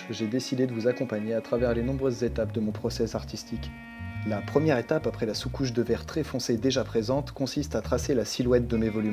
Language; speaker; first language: French; native; French